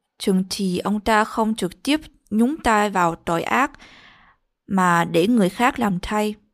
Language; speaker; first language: Vietnamese; early bilingual, heritage; Vietnamese